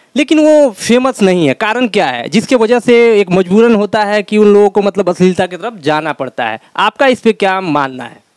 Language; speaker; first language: Hindi; native; Hindi